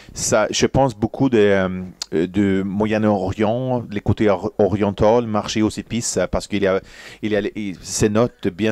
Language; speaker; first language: French; non-native, fluent; Swedish